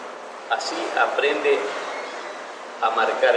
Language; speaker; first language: Spanish; native; Spanish